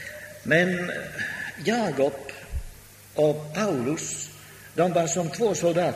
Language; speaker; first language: Swedish; non-native, local second language; Finnish